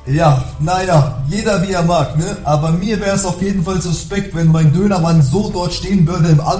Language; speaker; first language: German; native; German